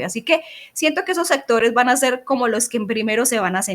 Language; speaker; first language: Spanish; native; Spanish